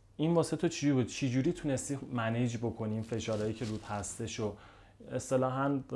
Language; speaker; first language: Persian; native; Persian